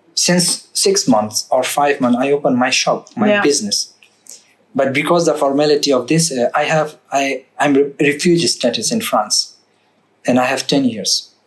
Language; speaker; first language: English; non-native, learner; Persian